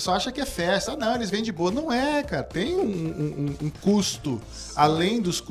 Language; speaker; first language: Portuguese; native; Portuguese